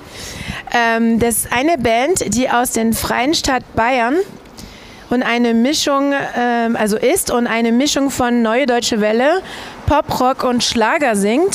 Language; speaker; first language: German; non-native, fluent; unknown